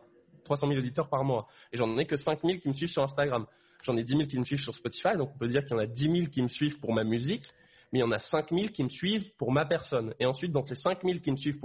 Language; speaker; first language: French; native; French